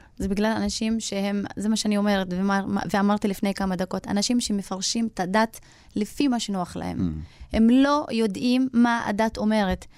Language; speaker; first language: Hebrew; non-native, local second language; Arabic